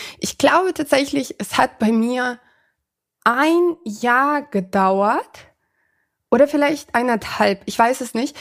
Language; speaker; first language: German; early bilingual, other home language; Russian